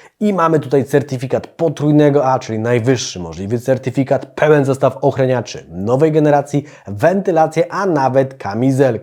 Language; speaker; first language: Polish; native; Polish